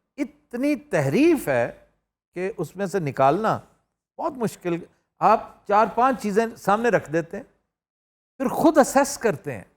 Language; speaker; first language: Urdu; non-native, local second language; Punjabi